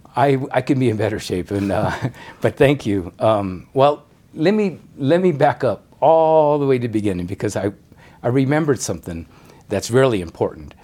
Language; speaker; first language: English; native; English